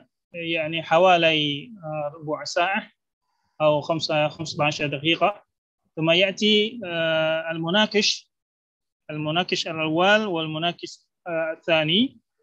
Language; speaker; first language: Arabic; non-native, fluent; Indonesian